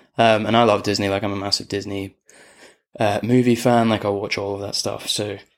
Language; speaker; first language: English; native; English